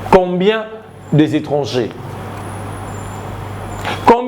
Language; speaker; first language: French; non-native, local second language; Lingala